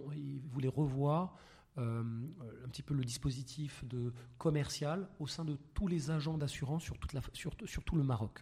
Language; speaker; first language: French; native; French